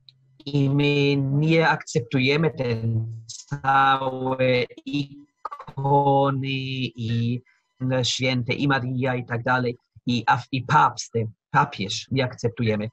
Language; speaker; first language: Polish; non-native, learner; German